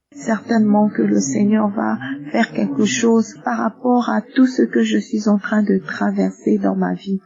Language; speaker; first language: French; non-native, local second language; Lingala